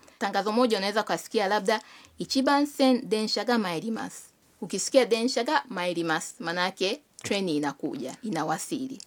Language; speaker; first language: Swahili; native; Swahili